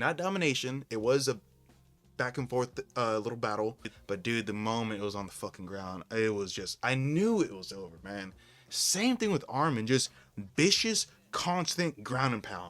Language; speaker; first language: English; native; English